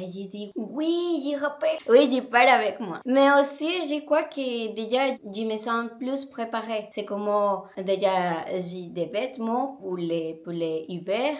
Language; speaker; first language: French; non-native, learner; Spanish